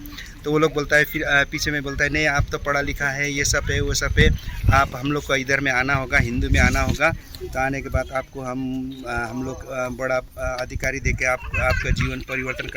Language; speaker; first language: Hindi; non-native, local second language; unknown